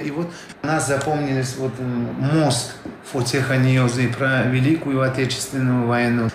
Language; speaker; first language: Russian; non-native, local second language; Tajik